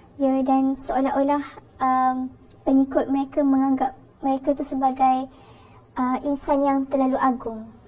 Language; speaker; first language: Malay; native; Malay